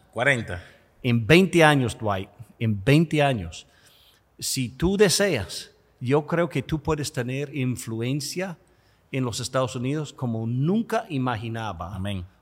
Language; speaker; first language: Spanish; non-native, fluent; English